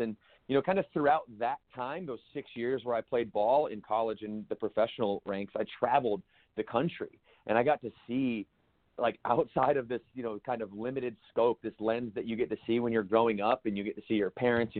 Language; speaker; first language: English; native; English